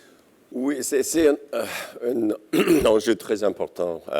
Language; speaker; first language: French; non-native, local second language; English